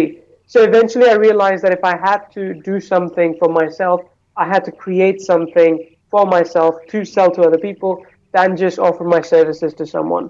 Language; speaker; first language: English; non-native, local second language; Hindi